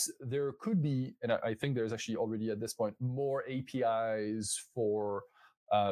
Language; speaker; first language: English; non-native, fluent; French